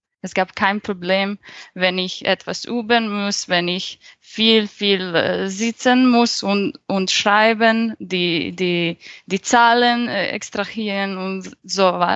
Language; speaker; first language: German; non-native, fluent; Serbian